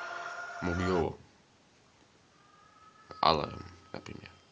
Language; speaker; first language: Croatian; early bilingual, heritage; Croatian